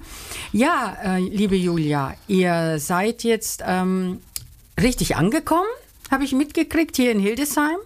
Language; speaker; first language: German; early bilingual, other home language; Turkish